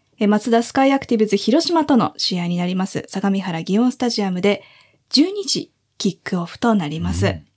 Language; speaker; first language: Japanese; native; Japanese